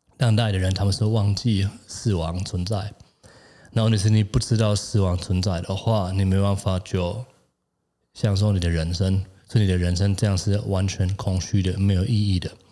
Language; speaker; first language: Chinese; non-native, fluent; German